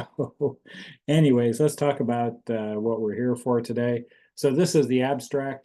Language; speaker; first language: English; native; English